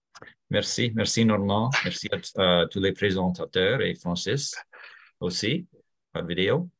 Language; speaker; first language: French; non-native, fluent; English